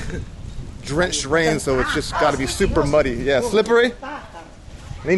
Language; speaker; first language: English; native; English